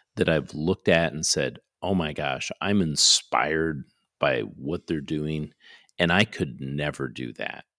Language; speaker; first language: English; native; English